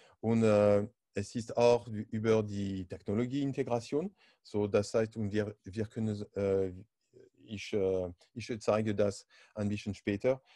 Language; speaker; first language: German; non-native, learner; French